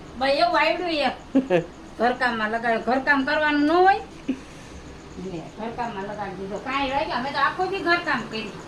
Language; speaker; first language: Gujarati; native; Gujarati